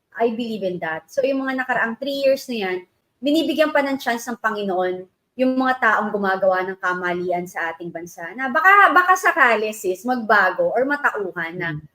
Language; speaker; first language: Filipino; native; Filipino